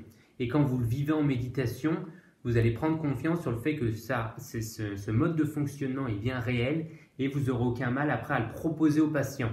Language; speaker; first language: French; native; French